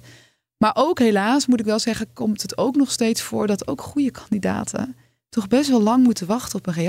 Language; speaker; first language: Dutch; native; Dutch